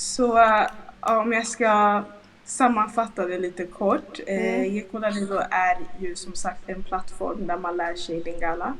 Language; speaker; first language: Swedish; early bilingual, other home language; Lingala